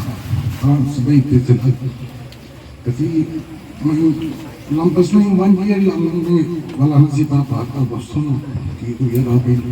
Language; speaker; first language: Filipino; non-native, learner; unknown